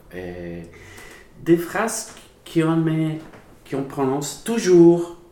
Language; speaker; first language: French; non-native, learner; Spanish